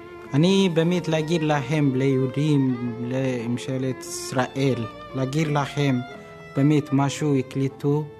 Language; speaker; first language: Hebrew; non-native, learner; Amharic